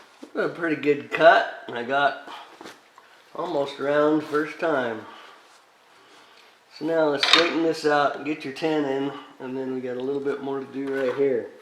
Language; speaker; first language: English; native; English